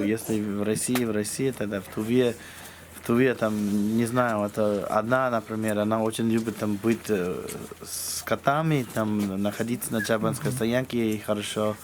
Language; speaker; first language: Russian; non-native, fluent; English